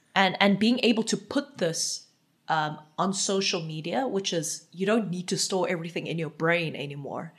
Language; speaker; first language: English; non-native, local second language; Xhosa